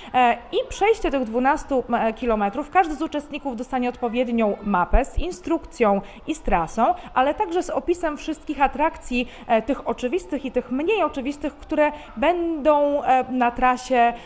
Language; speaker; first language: Polish; native; Polish